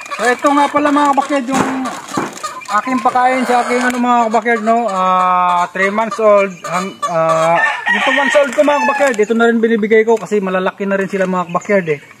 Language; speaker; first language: Filipino; non-native, local second language; Cebuano